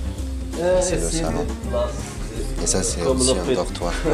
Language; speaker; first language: French; native; French